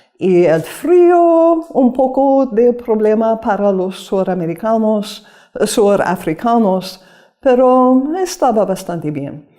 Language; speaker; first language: Spanish; non-native, learner; English